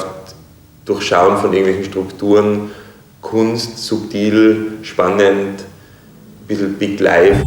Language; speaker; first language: German; native; German